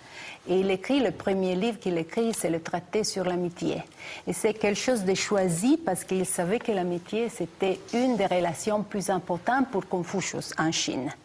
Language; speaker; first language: French; non-native, fluent; Italian